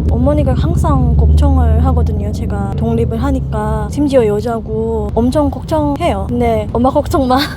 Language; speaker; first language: Korean; non-native, fluent; Indonesian